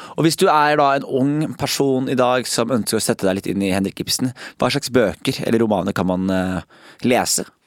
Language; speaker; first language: Norwegian; native; Norwegian